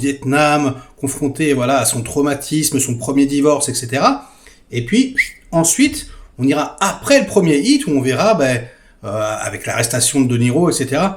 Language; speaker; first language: French; native; French